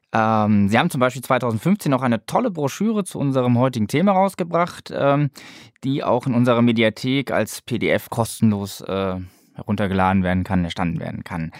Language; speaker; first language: German; native; German